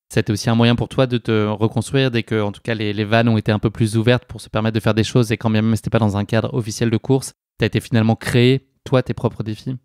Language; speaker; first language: French; native; French